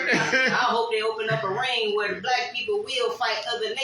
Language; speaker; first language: English; native; English